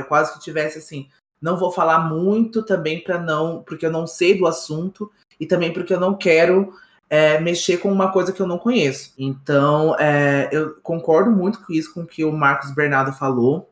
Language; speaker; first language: Portuguese; native; Portuguese